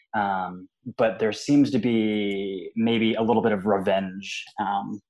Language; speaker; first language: English; native; English